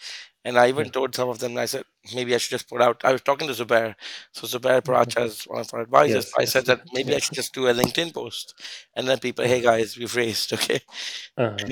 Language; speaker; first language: English; non-native, local second language; Urdu